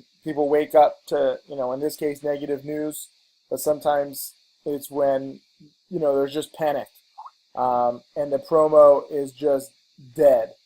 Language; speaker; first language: English; native; English